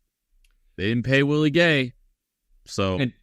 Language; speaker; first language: English; native; English